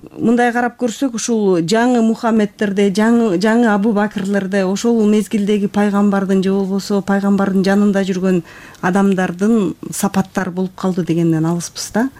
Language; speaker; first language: Kyrgyz; native; Kyrgyz